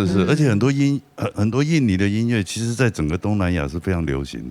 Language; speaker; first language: Chinese; native; Chinese